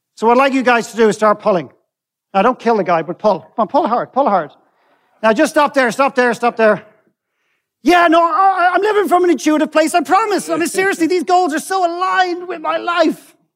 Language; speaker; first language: English; native; English